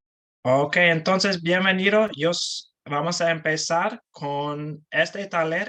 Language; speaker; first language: Spanish; non-native, learner; English